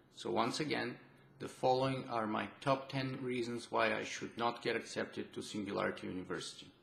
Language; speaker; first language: English; non-native, fluent; Bulgarian